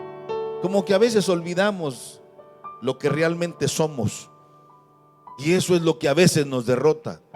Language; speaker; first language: Spanish; native; Spanish